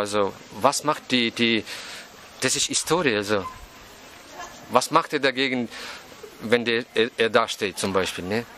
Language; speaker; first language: German; non-native, fluent; Russian